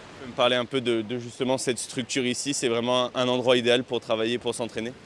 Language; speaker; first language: French; native; French